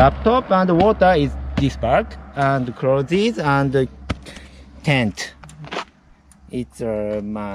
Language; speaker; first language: English; non-native, learner; Japanese